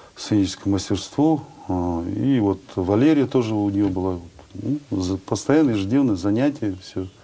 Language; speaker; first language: Russian; non-native, local second language; Kazakh